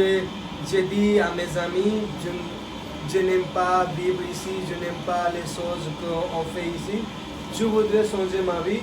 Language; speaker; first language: French; non-native, learner; Hindi